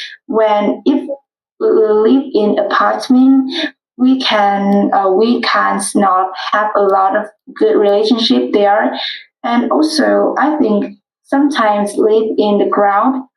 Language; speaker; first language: English; non-native, learner; Vietnamese